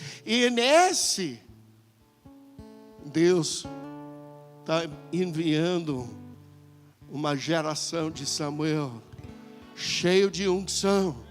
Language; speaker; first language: Portuguese; non-native, fluent; English